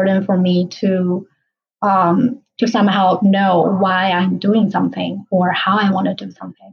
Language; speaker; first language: English; non-native, fluent; Chinese